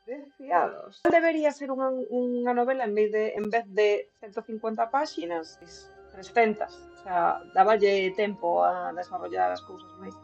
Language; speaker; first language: Galician; non-native, local second language; Spanish